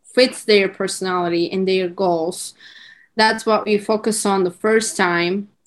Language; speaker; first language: English; non-native, fluent; Turkish